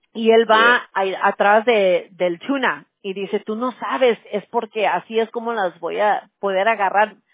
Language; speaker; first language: Spanish; early bilingual, other home language; English